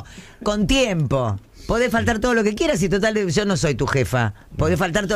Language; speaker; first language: Spanish; native; Spanish